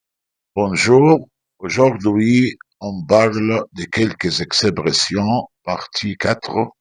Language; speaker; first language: French; non-native, fluent; Arabic